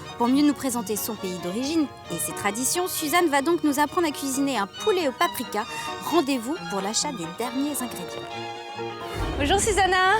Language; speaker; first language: French; native; French